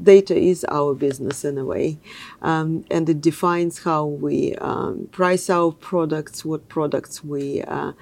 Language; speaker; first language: English; non-native, fluent; Russian